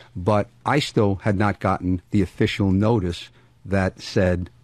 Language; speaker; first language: English; native; English